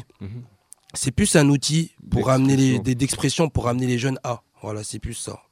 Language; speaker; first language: French; native; French